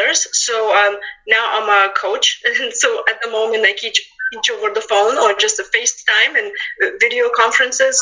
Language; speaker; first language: English; non-native, fluent; Lithuanian